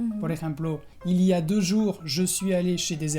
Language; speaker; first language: French; non-native, fluent; Spanish